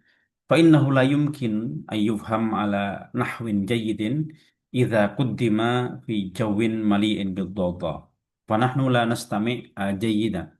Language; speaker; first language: Arabic; non-native, fluent; Indonesian